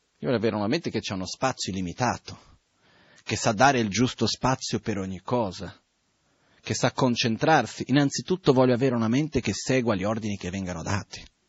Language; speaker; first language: Italian; non-native, fluent; Portuguese